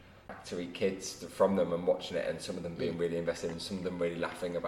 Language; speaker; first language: English; native; English